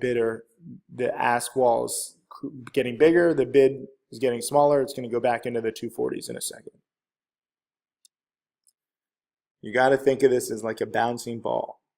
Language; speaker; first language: English; native; English